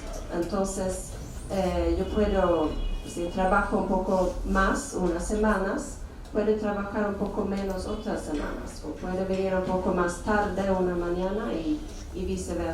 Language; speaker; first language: Spanish; non-native, fluent; Swedish